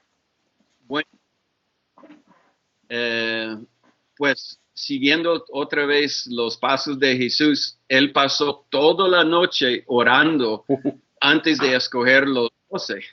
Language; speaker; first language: Spanish; non-native, fluent; English